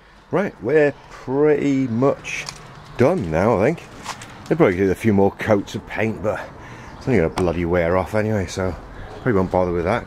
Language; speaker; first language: English; native; English